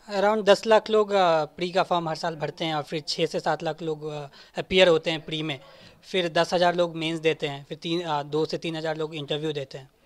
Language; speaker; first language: Hindi; native; Hindi